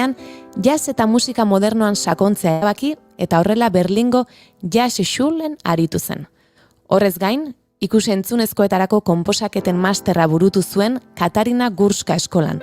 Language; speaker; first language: Basque; native; Basque